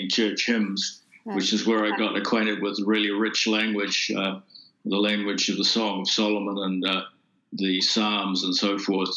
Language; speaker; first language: English; native; English